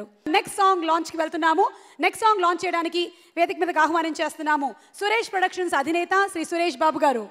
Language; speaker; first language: Telugu; native; Telugu